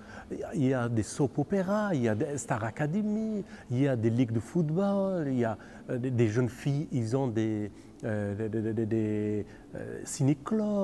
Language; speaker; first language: French; non-native, fluent; Persian